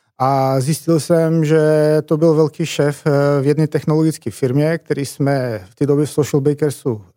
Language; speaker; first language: Czech; non-native, fluent; Macedonian